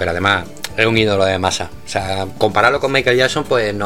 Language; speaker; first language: Spanish; native; Spanish